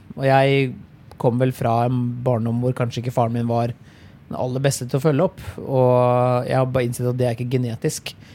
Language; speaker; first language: Norwegian; native; Norwegian